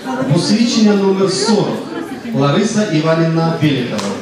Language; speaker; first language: Ukrainian; native; Ukrainian